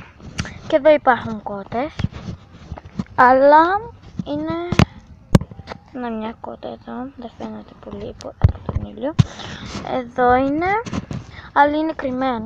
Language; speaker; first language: Greek; early bilingual, other home language; Bulgarian